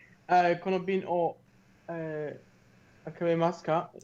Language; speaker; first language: Japanese; non-native, learner; German